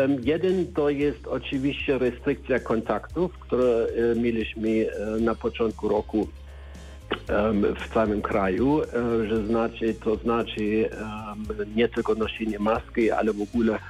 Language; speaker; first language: Polish; non-native, learner; German